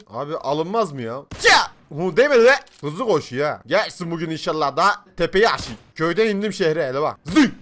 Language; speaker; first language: Turkish; native; Turkish